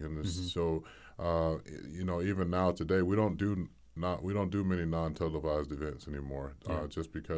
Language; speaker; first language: English; native; English